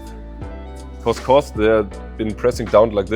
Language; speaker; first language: English; non-native, fluent; German